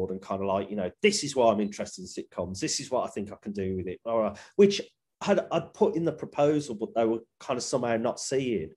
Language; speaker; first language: English; native; English